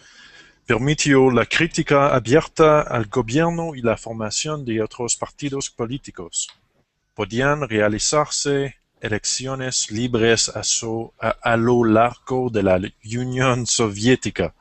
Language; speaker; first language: Spanish; non-native, learner; English